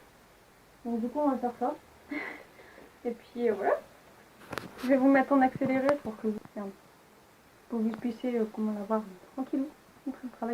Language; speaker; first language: French; native; French